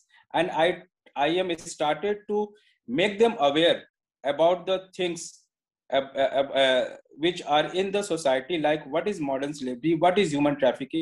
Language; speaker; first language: English; non-native, local second language; Hindi